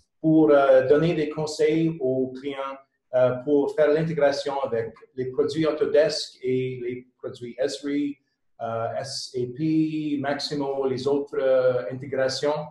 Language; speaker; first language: French; non-native, local second language; English